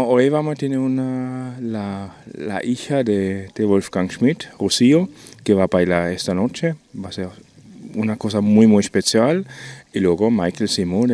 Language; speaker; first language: Spanish; non-native, learner; German